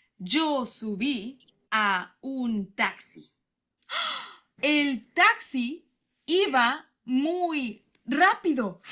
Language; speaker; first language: Spanish; non-native, learner; English